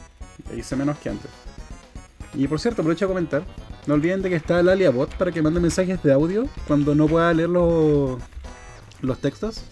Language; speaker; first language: Spanish; native; Spanish